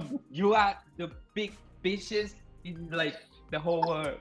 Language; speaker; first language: English; non-native, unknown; Thai